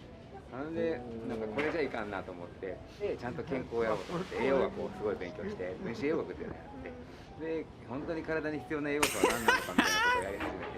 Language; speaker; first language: Japanese; native; Japanese